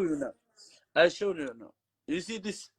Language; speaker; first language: English; non-native, learner; Somali